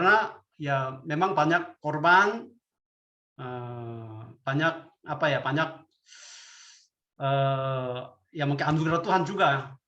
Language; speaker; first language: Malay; non-native, fluent; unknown